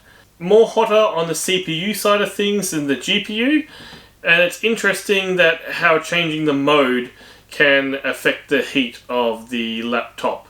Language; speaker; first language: English; native; English